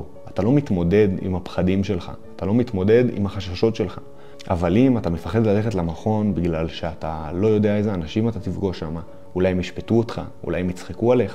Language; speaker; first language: Hebrew; native; Hebrew